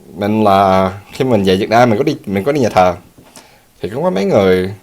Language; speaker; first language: Vietnamese; early bilingual, heritage; Vietnamese